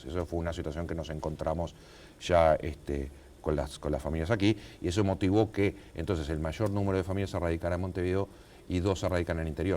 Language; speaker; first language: Spanish; native; Spanish